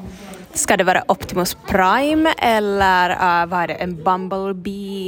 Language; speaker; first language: Swedish; non-native, learner; Finnish